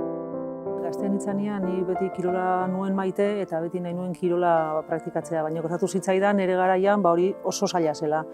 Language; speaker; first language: Basque; non-native, local second language; Spanish